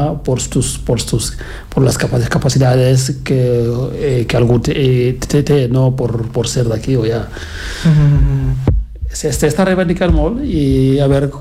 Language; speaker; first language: Catalan; non-native, learner; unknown